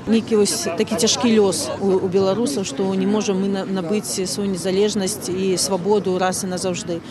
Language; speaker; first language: Belarusian; native; Belarusian